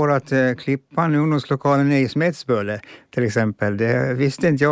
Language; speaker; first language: Swedish; non-native, local second language; Finnish